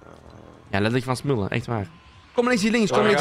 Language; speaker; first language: Dutch; native; Dutch